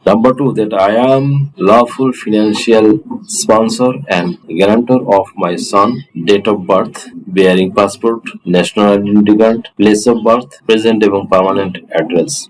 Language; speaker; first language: English; non-native, local second language; Bangla